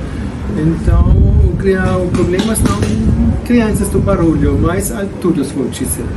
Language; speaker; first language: Portuguese; non-native, learner; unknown